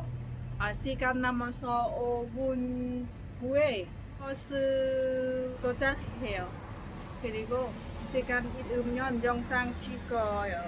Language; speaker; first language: Korean; non-native, learner; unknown